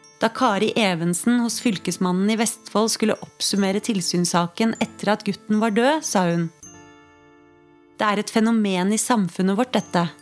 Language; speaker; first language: Norwegian; native; Norwegian